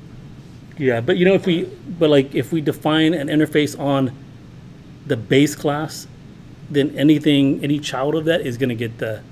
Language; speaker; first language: English; native; English